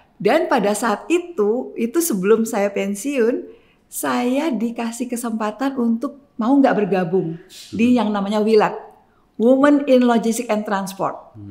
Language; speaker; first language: Indonesian; native; Indonesian